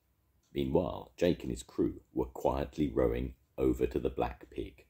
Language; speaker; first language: English; native; English